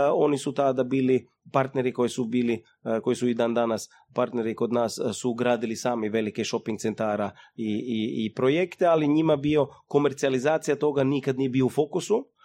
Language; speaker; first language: Croatian; early bilingual, heritage; Croatian